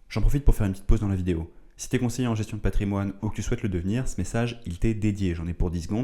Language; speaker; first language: French; native; French